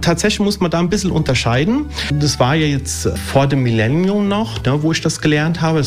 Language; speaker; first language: German; early bilingual, other home language; Italian